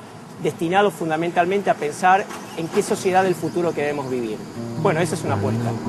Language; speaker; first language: Spanish; native; Spanish